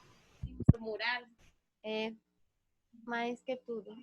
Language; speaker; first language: Portuguese; non-native, learner; Spanish